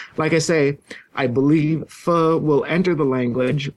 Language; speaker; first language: English; native; English